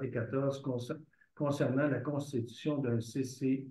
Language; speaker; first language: French; native; French